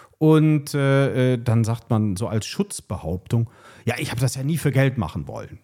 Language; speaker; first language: German; native; German